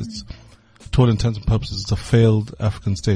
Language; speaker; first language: English; non-native, local second language; Swati